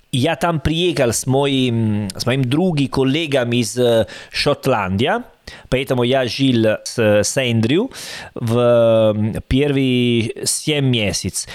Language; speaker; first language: Russian; non-native, learner; Italian